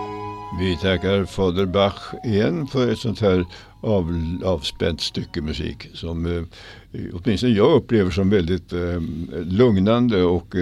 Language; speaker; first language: Swedish; native; Swedish